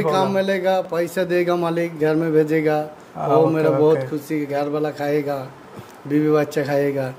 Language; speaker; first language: Hindi; non-native, local second language; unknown